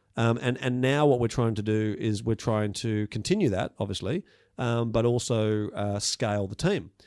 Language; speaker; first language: English; native; English